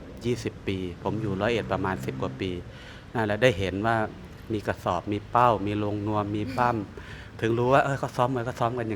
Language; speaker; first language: Thai; native; Thai